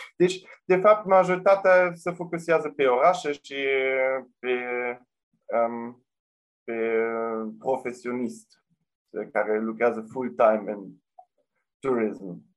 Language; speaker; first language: Romanian; non-native, local second language; German